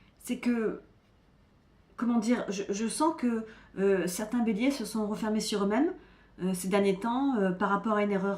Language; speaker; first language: French; native; French